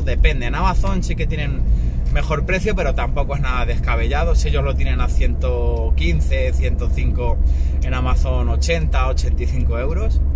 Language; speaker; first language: Spanish; native; Spanish